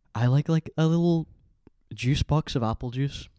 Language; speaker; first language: English; native; English